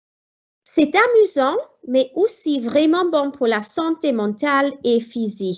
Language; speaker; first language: French; non-native, fluent; Welsh